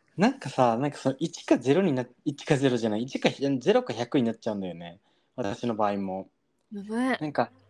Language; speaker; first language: Japanese; early bilingual, heritage; Japanese